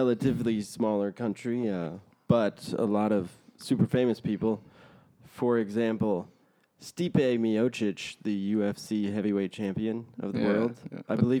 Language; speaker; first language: English; native; English